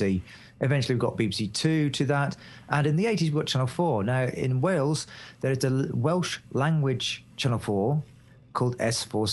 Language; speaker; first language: English; native; English